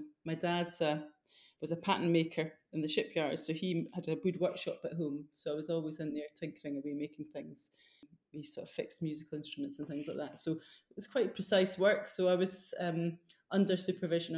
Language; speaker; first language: English; native; English